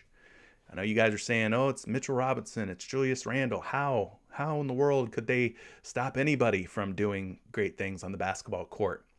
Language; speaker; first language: English; native; English